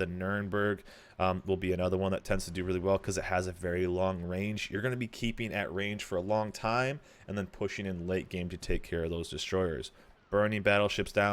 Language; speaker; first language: English; native; English